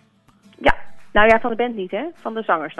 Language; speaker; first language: Dutch; native; Dutch